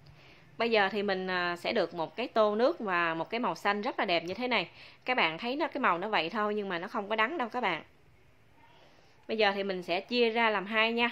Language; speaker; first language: Vietnamese; native; Vietnamese